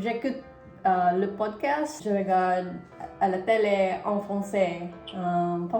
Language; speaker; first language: French; non-native, learner; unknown